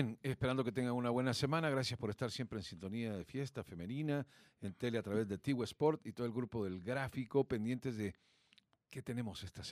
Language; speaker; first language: Spanish; native; Spanish